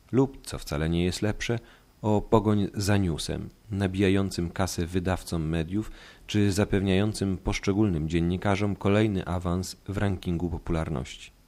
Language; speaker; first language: Polish; native; Polish